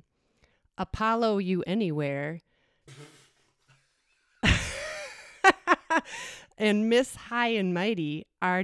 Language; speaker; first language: English; native; English